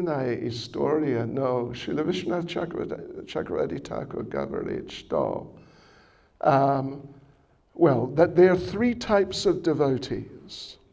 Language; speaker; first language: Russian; non-native, learner; English